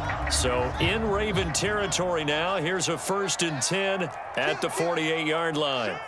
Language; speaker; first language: English; native; English